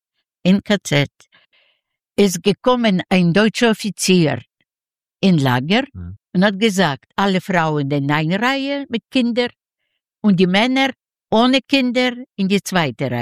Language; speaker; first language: German; non-native, learner; Yiddish